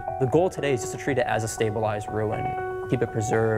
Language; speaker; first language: English; native; English